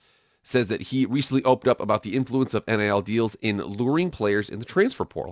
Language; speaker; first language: English; native; English